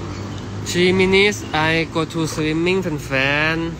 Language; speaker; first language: English; non-native, learner; Thai